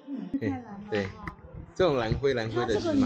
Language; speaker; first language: Chinese; native; Chinese